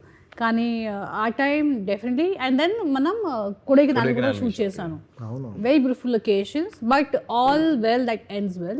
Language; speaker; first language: Telugu; non-native, learner; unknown